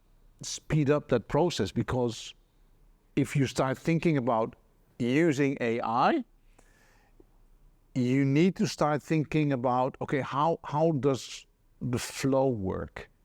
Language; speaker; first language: English; non-native, fluent; Dutch